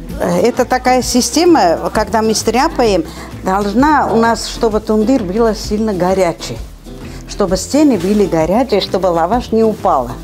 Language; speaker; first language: Russian; non-native, fluent; Armenian